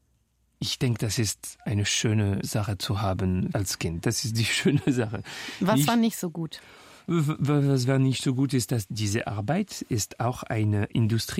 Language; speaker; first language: German; non-native, fluent; French